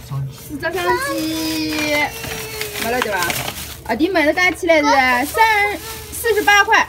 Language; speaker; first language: Chinese; non-native, local second language; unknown